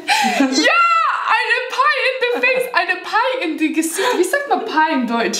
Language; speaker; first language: German; non-native, learner; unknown